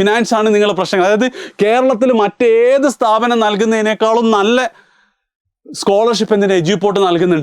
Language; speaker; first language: Malayalam; native; Malayalam